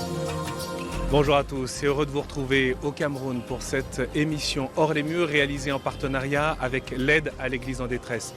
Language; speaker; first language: French; native; French